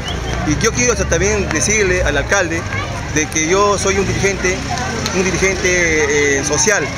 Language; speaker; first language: Spanish; native; Spanish